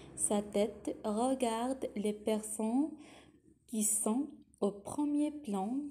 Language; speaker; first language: French; non-native, local second language; Arabic